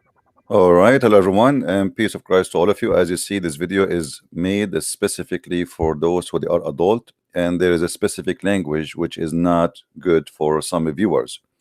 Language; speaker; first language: English; non-native, fluent; Arabic